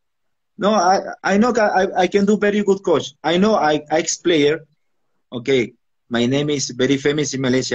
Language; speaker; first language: English; non-native, learner; Spanish